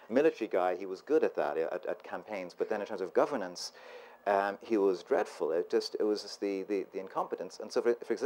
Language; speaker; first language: English; native; English